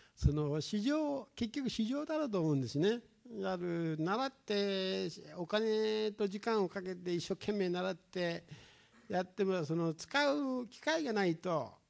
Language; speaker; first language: Japanese; native; Japanese